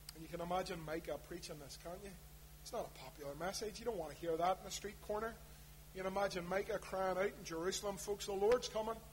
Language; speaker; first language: English; native; English